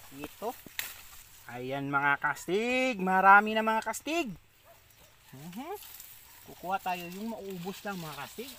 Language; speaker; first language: Filipino; non-native, local second language; Cebuano